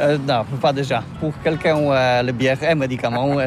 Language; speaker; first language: French; non-native, learner; Polish